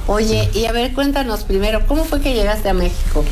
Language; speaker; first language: Spanish; native; Spanish